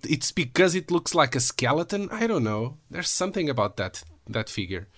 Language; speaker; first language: English; non-native, fluent; Portuguese